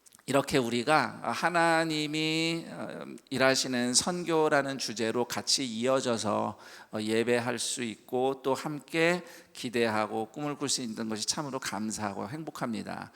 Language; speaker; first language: Korean; native; Korean